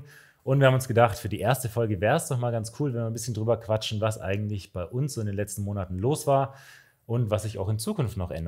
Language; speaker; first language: German; native; German